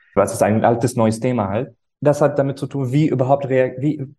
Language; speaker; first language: German; non-native, fluent; Arabic